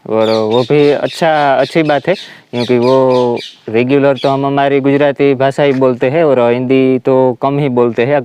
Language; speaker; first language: Hindi; non-native, local second language; Gujarati